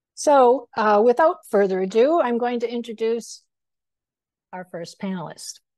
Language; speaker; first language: English; native; English